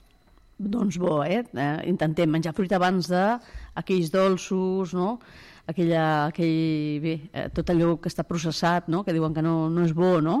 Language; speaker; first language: Catalan; native; Catalan